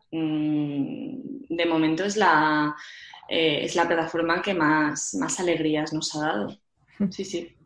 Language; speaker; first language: Spanish; native; Spanish